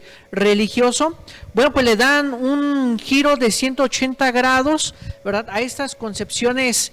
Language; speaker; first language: Spanish; native; Spanish